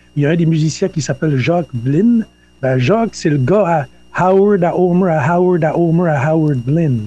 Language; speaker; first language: French; native; French